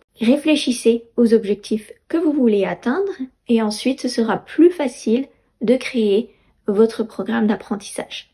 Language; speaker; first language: French; native; French